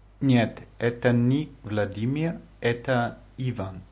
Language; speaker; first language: Russian; non-native, learner; German